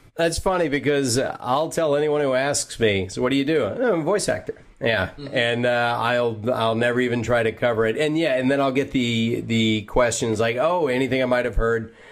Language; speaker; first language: English; native; English